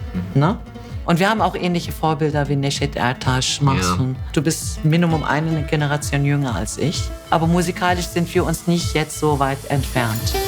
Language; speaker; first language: German; native; German